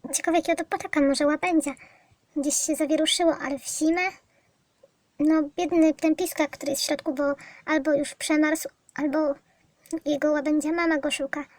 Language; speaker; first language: Polish; native; Polish